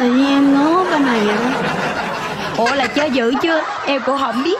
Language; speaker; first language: Vietnamese; native; Vietnamese